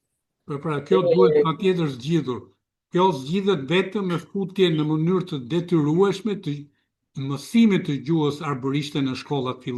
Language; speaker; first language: Albanian; native; Albanian